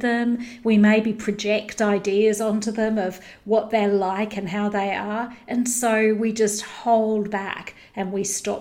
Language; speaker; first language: English; native; English